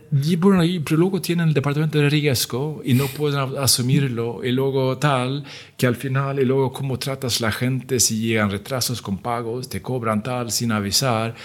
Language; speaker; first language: Spanish; non-native, fluent; Swedish